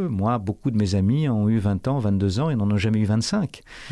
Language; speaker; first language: French; native; French